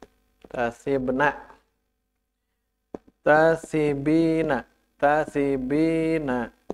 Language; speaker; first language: Arabic; non-native, fluent; Indonesian